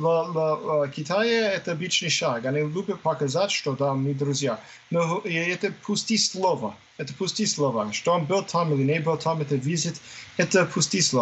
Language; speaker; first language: Russian; non-native, fluent; English